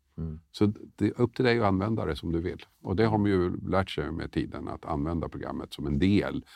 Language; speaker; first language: Swedish; native; Swedish